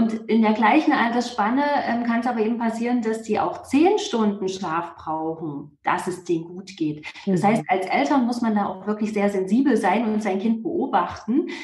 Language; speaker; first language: German; native; German